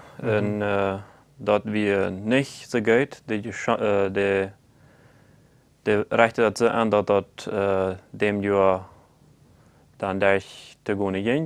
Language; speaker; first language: German; non-native, local second language; Plautdietsch